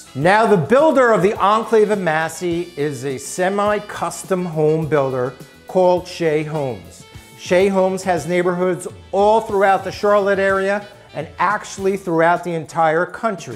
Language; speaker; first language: English; native; English